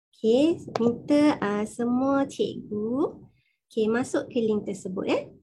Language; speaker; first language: Malay; native; Malay